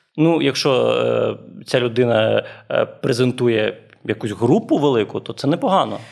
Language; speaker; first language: Ukrainian; native; Ukrainian